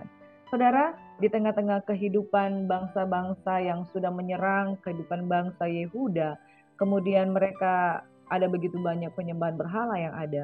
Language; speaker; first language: Indonesian; native; Indonesian